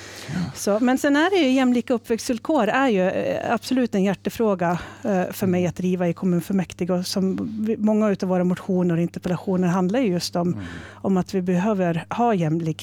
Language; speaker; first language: Swedish; native; Swedish